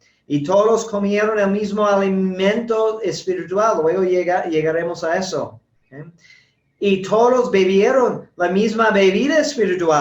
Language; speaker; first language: Spanish; non-native, fluent; English